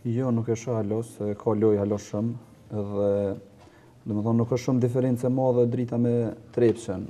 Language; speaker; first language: Albanian; native; Albanian